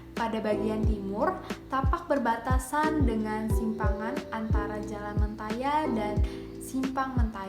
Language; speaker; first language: Indonesian; native; Indonesian